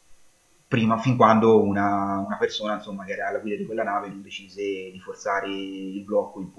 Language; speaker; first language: Italian; native; Italian